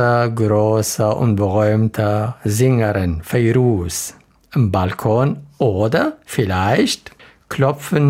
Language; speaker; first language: German; non-native, learner; Arabic